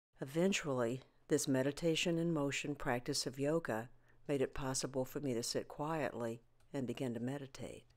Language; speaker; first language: English; native; English